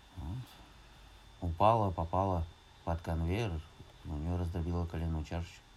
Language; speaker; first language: Russian; native; Russian